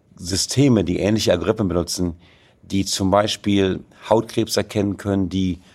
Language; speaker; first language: German; native; German